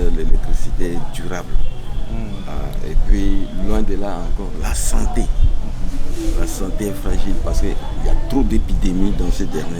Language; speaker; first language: French; non-native, local second language; Sango